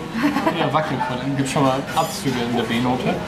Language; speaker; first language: German; native; German